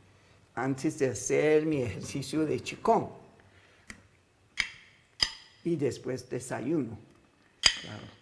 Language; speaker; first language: Spanish; non-native, fluent; English